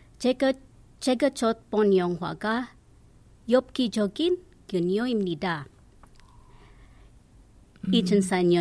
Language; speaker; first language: Korean; non-native, learner; English